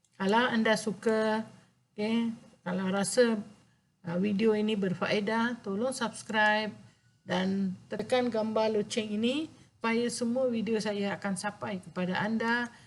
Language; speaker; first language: Malay; non-native, local second language; Tamil